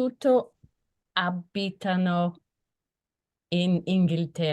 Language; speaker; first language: Italian; non-native, learner; English